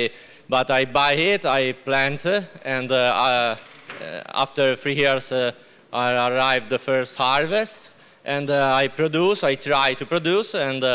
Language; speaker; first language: English; non-native, learner; Italian